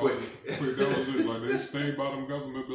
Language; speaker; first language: English; native; English